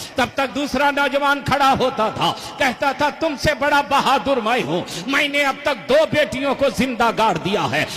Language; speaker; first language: Urdu; native; Urdu